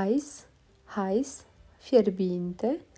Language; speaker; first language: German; non-native, fluent; Romanian